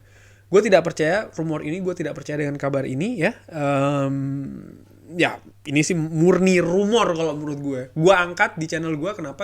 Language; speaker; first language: Indonesian; native; Indonesian